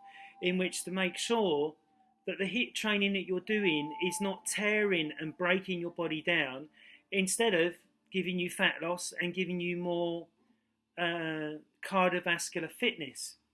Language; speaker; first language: English; native; English